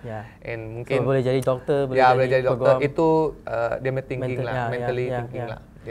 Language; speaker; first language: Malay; non-native, local second language; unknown